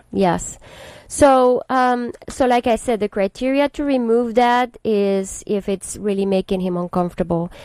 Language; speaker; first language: English; non-native, fluent; Spanish